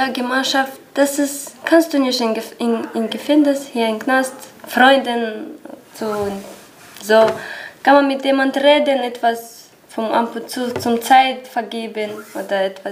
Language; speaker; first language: German; non-native, learner; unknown